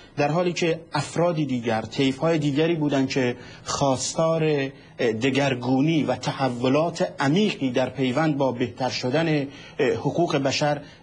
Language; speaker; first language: Persian; non-native, local second language; Central Kurdish